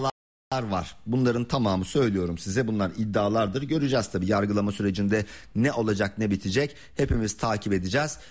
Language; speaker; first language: Turkish; native; Turkish